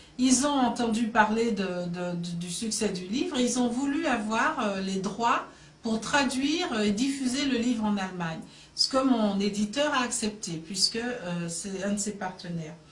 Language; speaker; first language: French; native; French